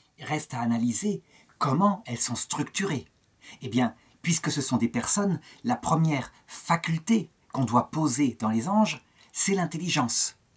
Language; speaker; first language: French; native; French